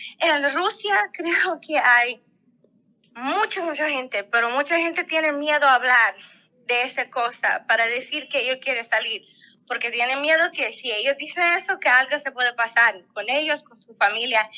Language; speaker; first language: Spanish; non-native, fluent; Russian